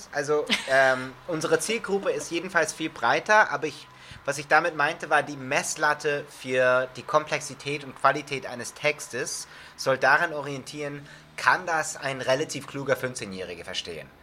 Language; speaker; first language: German; non-native, fluent; English